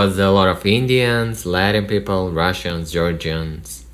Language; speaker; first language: English; non-native, learner; Russian